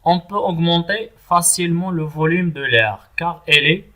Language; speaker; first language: French; non-native, local second language; Arabic